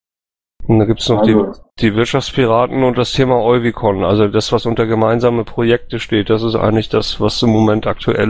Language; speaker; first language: German; native; German